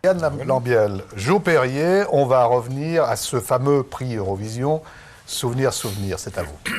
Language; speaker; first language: French; native; French